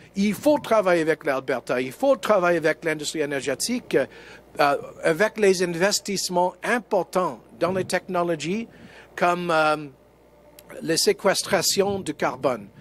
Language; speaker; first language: French; non-native, fluent; English